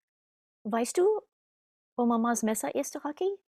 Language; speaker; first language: German; non-native, learner; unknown